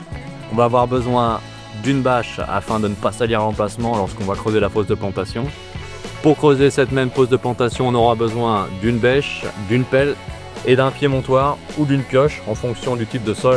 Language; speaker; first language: French; native; French